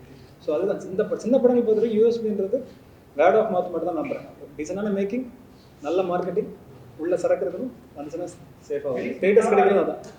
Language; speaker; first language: Tamil; native; Tamil